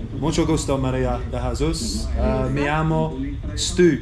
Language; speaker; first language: Spanish; non-native, learner; English